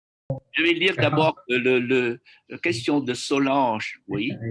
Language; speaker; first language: French; non-native, fluent; Vietnamese